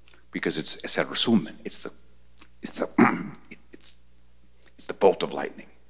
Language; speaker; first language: English; early bilingual, other home language; Spanish